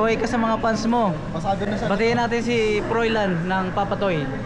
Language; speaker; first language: Filipino; native; Filipino